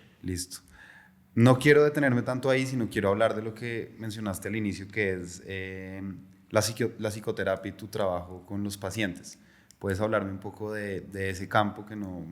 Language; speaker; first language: Spanish; native; Spanish